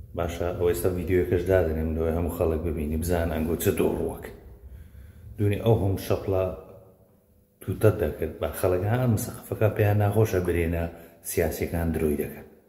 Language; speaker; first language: Central Kurdish; native; Central Kurdish